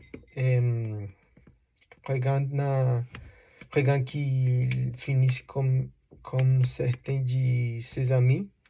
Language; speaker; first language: French; non-native, learner; Spanish